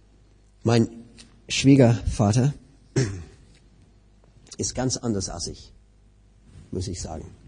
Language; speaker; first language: German; non-native, fluent; English